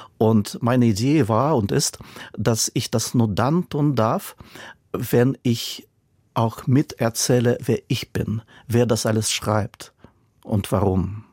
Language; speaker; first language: German; non-native, fluent; Russian